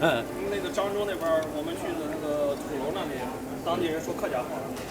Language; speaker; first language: Chinese; native; Chinese